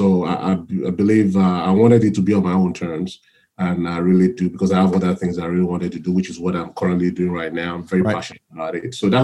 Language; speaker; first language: English; non-native, local second language; Yoruba